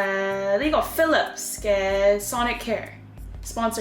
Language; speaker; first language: Cantonese; early bilingual, heritage; Cantonese